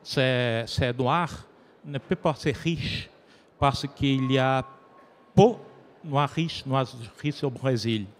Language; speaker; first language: French; non-native, learner; Portuguese